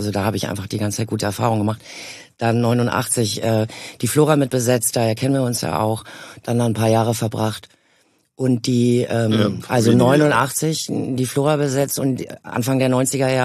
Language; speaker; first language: German; native; German